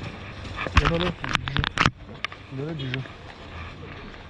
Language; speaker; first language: French; native; French